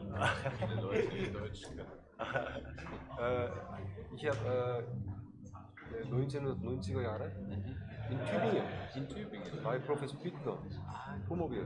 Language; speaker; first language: German; non-native, fluent; Korean